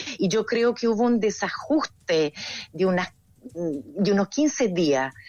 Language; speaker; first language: Spanish; non-native, fluent; Italian